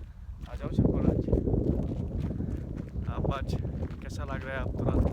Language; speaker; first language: Hindi; non-native, learner; Bangla